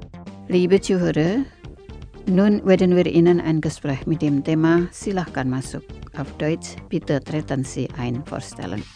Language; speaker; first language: German; non-native, fluent; Indonesian